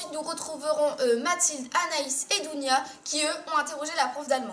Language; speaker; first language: French; native; French